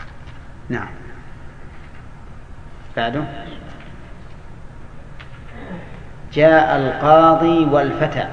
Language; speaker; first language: Arabic; native; Arabic